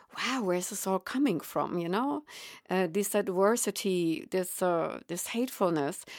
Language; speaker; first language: English; non-native, fluent; German